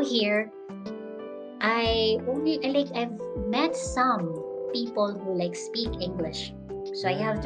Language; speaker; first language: English; non-native, local second language; Filipino